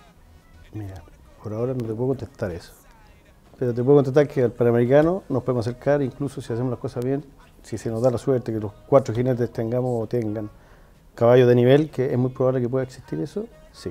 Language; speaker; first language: Spanish; native; Spanish